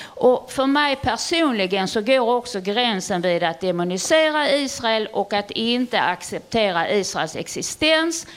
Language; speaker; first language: Swedish; native; Swedish